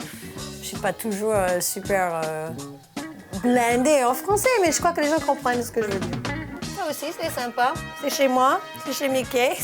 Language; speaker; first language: French; non-native, fluent; English